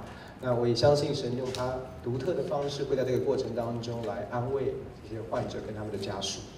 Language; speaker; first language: Chinese; native; Chinese